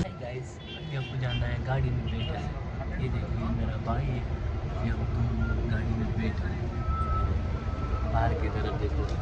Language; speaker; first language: Hindi; non-native, local second language; Kashmiri